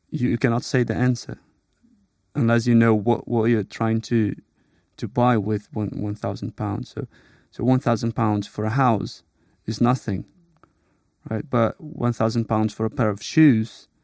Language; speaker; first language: English; non-native, fluent; Portuguese